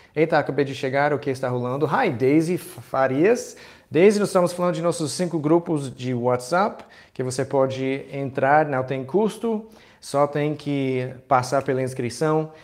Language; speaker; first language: Portuguese; non-native, fluent; English